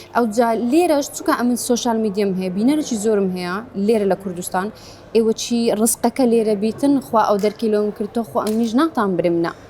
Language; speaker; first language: Central Kurdish; native; Central Kurdish